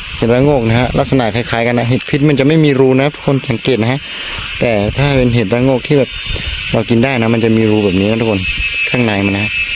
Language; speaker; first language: Thai; non-native, local second language; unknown